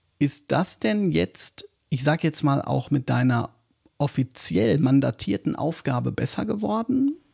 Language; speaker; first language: German; native; German